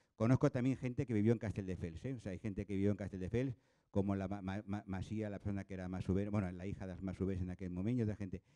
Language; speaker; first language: Spanish; non-native, local second language; Catalan